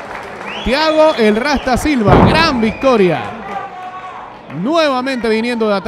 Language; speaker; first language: Spanish; native; Spanish